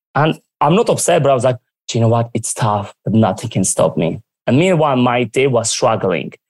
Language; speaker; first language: English; early bilingual, other home language; Armenian